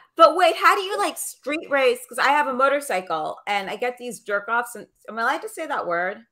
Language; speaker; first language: English; early bilingual, other home language; Portuguese